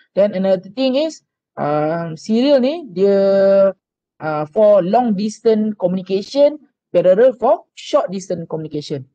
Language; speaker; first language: English; non-native, local second language; Malay